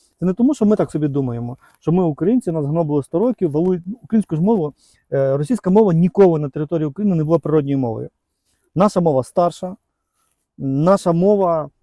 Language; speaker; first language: Ukrainian; native; Ukrainian